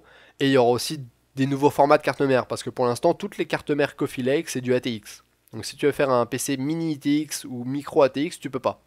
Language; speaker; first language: French; native; French